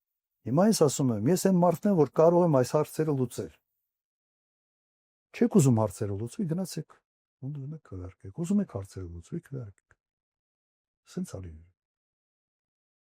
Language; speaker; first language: Armenian; native; Armenian